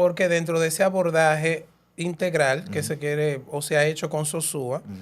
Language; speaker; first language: Spanish; native; Spanish